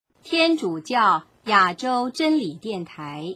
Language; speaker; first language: Chinese; native; Chinese